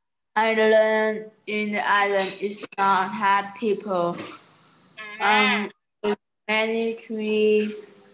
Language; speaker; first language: English; non-native, learner; Vietnamese